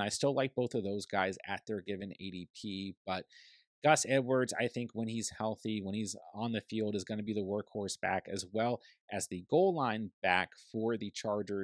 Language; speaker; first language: English; native; English